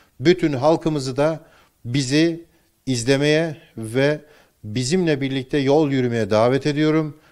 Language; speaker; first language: Turkish; native; Turkish